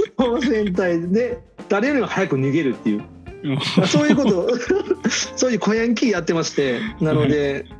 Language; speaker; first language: Japanese; native; Japanese